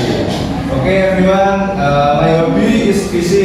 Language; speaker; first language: English; non-native, learner; Indonesian